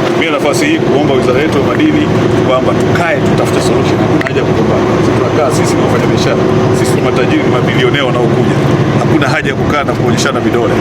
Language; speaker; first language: Swahili; native; Swahili